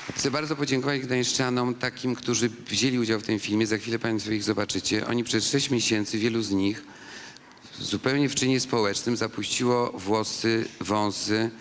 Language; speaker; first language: Polish; native; Polish